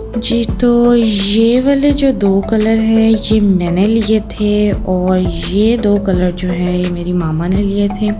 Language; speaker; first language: Urdu; native; Urdu